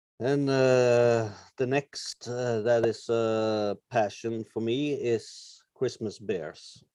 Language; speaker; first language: English; non-native, learner; Norwegian